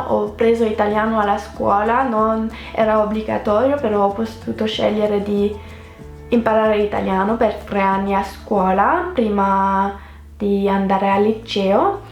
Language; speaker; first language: Italian; non-native, fluent; French